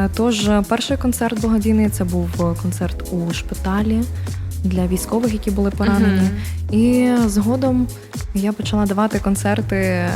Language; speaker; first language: Ukrainian; native; Ukrainian